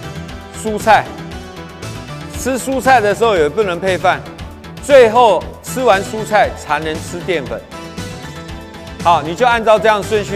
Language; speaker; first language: Chinese; native; Chinese